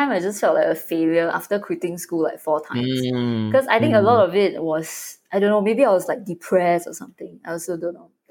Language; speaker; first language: English; native; English